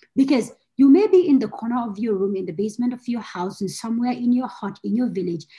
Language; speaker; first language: English; non-native, local second language; Hausa